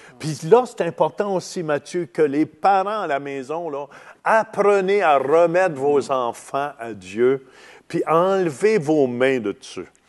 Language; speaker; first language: French; native; French